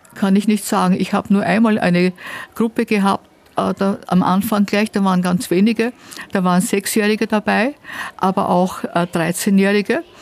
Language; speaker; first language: German; native; German